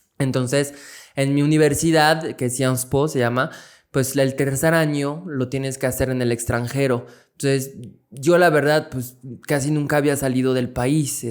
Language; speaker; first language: Spanish; non-native, fluent; French